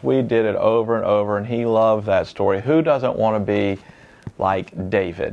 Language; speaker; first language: English; native; English